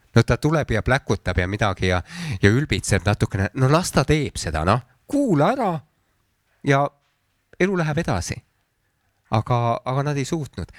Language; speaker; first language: Estonian; native; Estonian